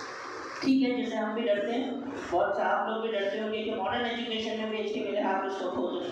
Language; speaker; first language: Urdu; non-native, local second language; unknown